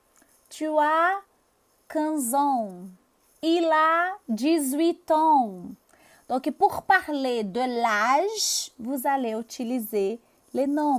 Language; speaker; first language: French; non-native, fluent; Portuguese